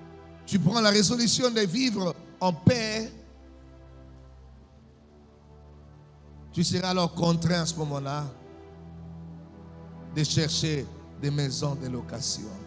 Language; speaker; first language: French; non-native, local second language; Lingala